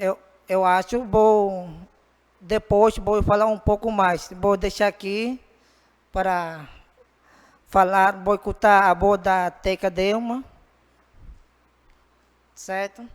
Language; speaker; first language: Portuguese; non-native, learner; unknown